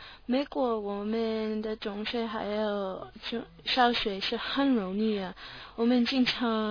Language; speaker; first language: Chinese; non-native, learner; English